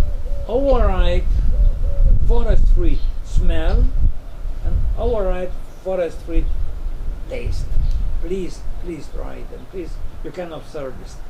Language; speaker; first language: English; non-native, learner; Romanian